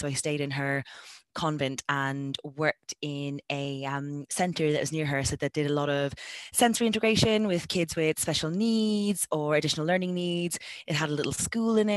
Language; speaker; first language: English; native; English